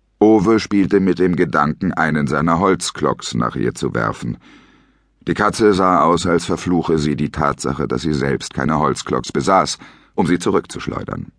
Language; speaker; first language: German; native; German